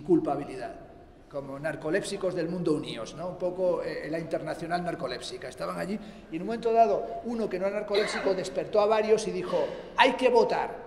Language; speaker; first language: Spanish; native; Spanish